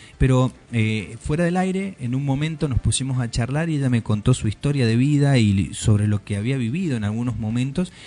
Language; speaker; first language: Spanish; native; Spanish